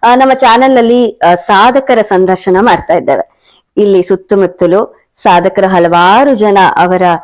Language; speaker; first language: Kannada; native; Kannada